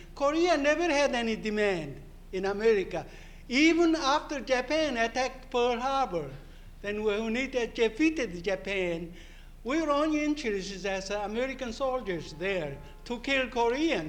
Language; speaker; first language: English; non-native, fluent; Korean